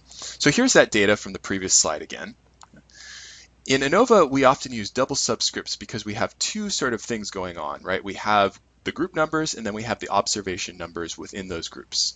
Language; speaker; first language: English; native; English